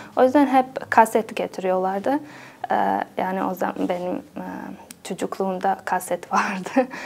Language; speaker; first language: Turkish; non-native, fluent; Bosnian